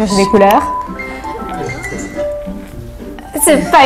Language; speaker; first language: French; native; French